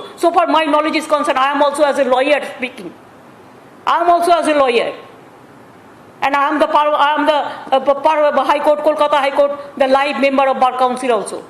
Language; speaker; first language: English; non-native, local second language; Bangla